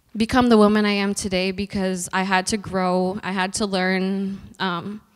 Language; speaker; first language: English; native; English